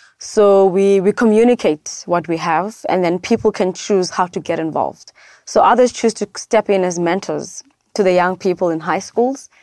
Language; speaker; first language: English; non-native, local second language; Xhosa